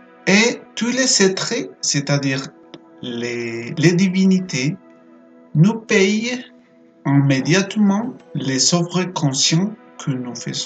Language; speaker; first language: French; non-native, fluent; Spanish